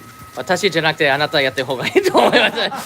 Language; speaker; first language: Japanese; non-native, fluent; English